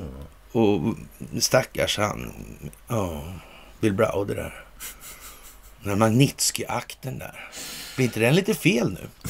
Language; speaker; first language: Swedish; native; Swedish